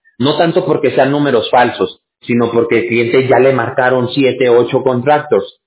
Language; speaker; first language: Spanish; native; Spanish